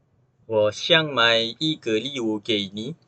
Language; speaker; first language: Chinese; non-native, learner; Malay